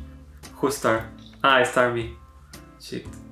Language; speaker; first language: English; non-native, learner; Spanish